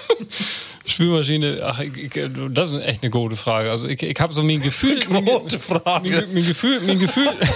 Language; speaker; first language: German; non-native, local second language; Low German